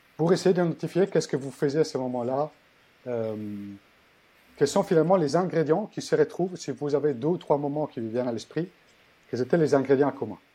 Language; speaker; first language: French; non-native, fluent; Italian